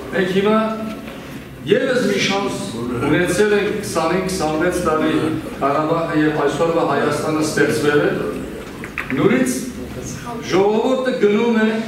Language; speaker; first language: Armenian; non-native, fluent; Kurdish